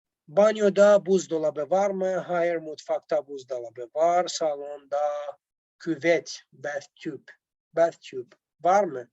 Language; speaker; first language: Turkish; non-native, learner; Arabic